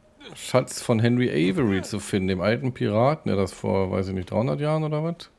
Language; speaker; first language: German; native; German